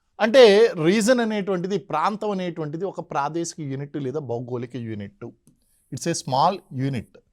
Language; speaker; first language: Telugu; native; Telugu